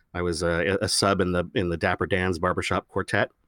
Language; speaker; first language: English; native; English